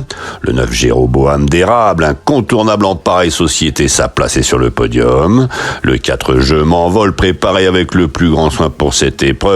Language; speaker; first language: French; native; French